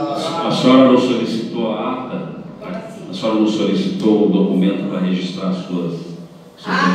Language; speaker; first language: Portuguese; native; Portuguese